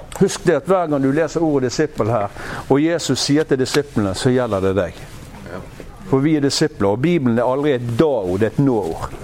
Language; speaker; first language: Norwegian; native; Norwegian